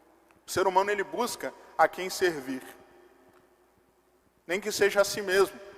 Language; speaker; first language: Portuguese; native; Portuguese